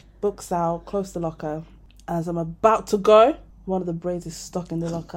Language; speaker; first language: English; native; English